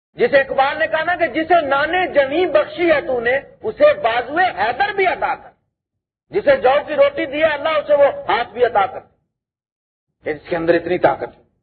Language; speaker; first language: Urdu; non-native, local second language; Punjabi